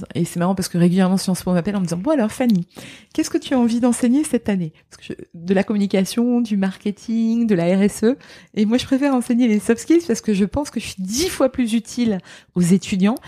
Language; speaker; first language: French; native; French